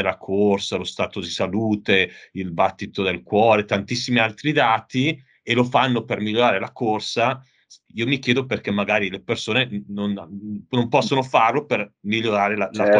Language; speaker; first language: Italian; native; Italian